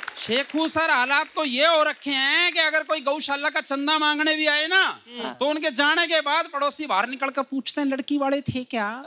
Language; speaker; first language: Hindi; native; Hindi